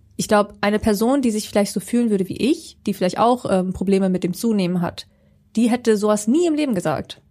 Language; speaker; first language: German; early bilingual, other home language; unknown